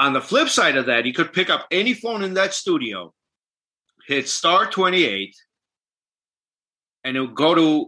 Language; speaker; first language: English; non-native, fluent; Armenian